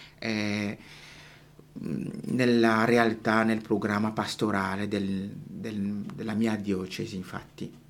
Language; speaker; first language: Italian; non-native, fluent; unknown